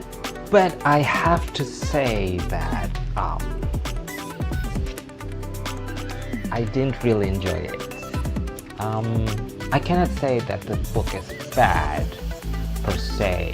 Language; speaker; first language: English; non-native, fluent; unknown